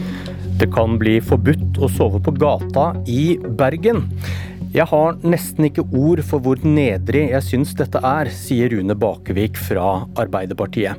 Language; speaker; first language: Norwegian; native; Norwegian